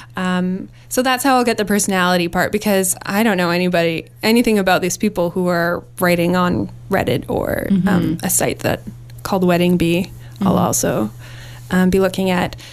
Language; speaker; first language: English; native; English